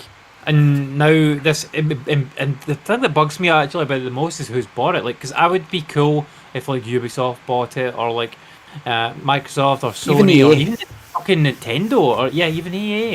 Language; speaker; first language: English; native; English